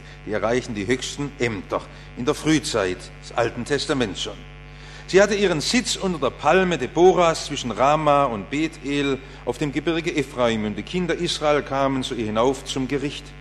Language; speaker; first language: German; native; German